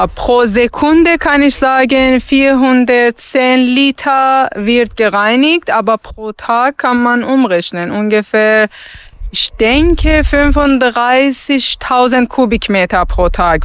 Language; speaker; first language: German; non-native, fluent; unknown